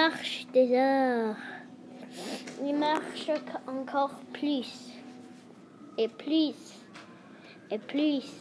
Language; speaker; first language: French; non-native, learner; English